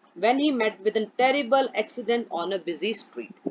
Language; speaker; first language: English; non-native, local second language; Punjabi